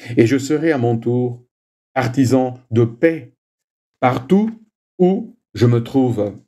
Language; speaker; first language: French; non-native, local second language; Swahili